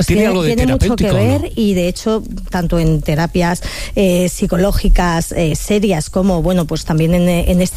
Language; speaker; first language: Spanish; native; Spanish